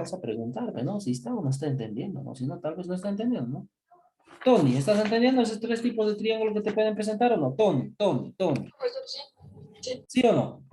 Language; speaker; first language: Spanish; native; Spanish